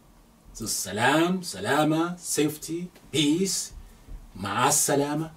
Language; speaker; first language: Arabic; non-native, fluent; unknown